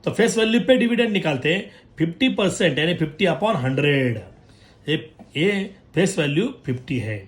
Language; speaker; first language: Hindi; non-native, local second language; Marathi